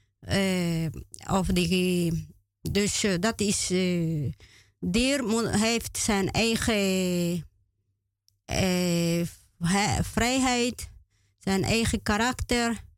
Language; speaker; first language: Dutch; non-native, learner; Spanish